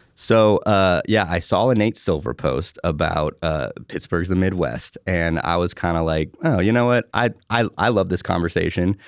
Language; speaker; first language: English; native; English